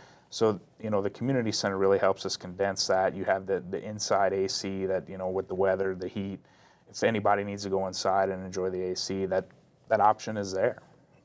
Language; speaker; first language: English; native; English